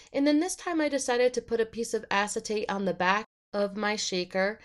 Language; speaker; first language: English; native; English